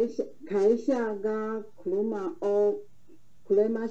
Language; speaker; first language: Japanese; non-native, learner; Chinese